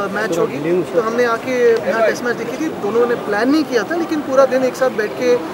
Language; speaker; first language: Hindi; non-native, local second language; Marathi